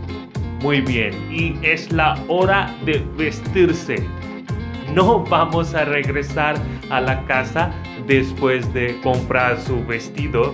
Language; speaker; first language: Spanish; non-native, fluent; Hindi